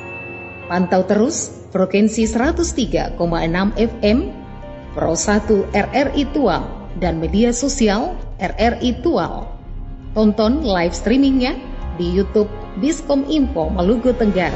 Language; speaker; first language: Indonesian; native; Indonesian